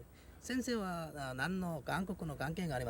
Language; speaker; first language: Japanese; non-native, learner; Korean